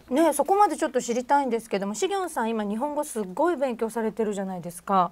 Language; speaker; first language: Japanese; native; Japanese